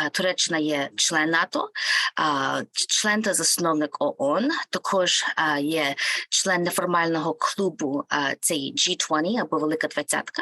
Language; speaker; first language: Ukrainian; native; Ukrainian